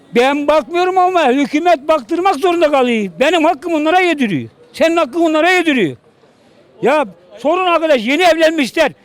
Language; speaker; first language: Turkish; native; Turkish